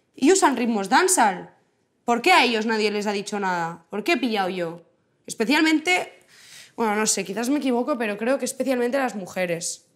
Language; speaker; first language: Spanish; non-native, local second language; Catalan